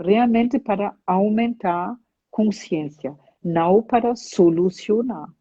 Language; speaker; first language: Portuguese; non-native, fluent; German